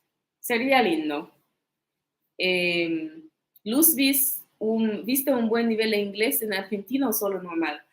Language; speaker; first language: Spanish; non-native, fluent; English